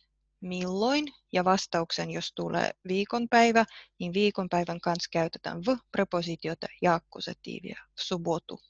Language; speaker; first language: Finnish; non-native, fluent; Russian